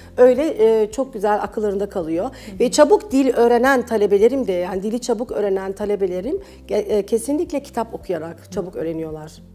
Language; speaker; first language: Turkish; early bilingual, heritage; Turkish